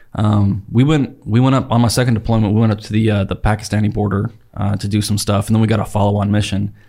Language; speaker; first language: English; native; English